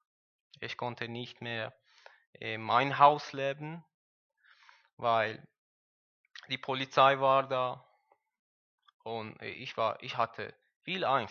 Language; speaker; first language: German; non-native, learner; Persian